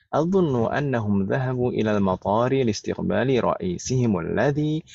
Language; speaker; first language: Arabic; non-native, fluent; Indonesian